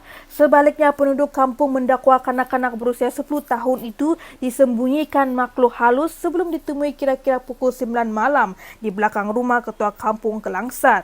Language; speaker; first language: Malay; native; Malay